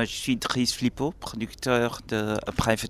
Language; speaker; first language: French; non-native, local second language; Dutch